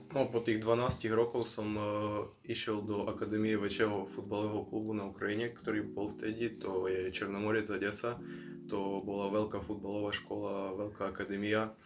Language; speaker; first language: Slovak; non-native, fluent; Ukrainian